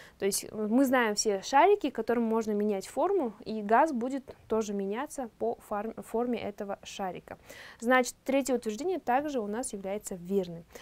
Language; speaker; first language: Russian; non-native, local second language; Kazakh